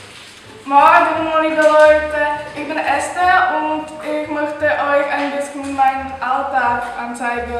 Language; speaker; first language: German; non-native, learner; Czech